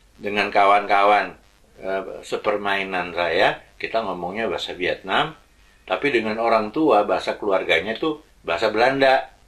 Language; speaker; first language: Indonesian; early bilingual, other home language; Javanese